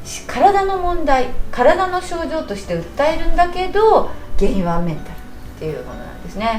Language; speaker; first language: Japanese; native; Japanese